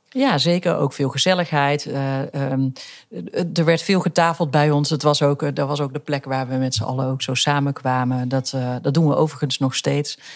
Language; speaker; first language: Dutch; native; Dutch